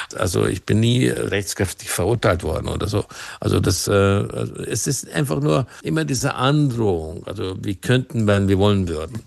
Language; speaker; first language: German; non-native, fluent; Hungarian